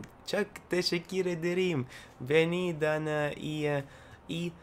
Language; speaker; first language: Turkish; non-native, learner; Russian